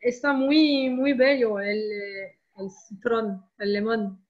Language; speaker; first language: Spanish; non-native, learner; French